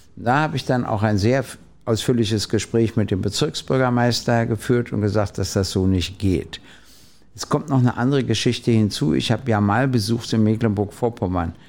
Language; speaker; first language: German; native; German